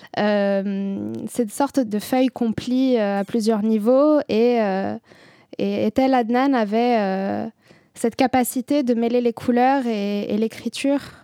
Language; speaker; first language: French; non-native, local second language; Arabic